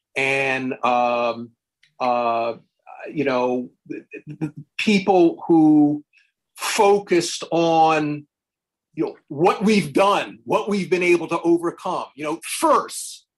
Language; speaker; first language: English; native; English